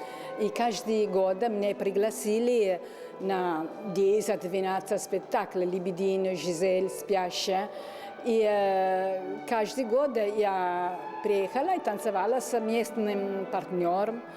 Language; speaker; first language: Russian; non-native, learner; Italian